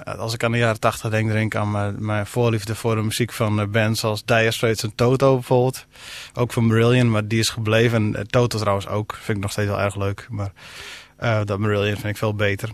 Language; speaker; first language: Dutch; non-native, local second language; Western Frisian